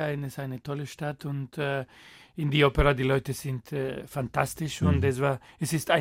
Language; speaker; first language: German; non-native, fluent; Spanish